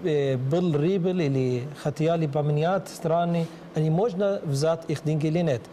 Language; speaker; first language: Russian; non-native, learner; Arabic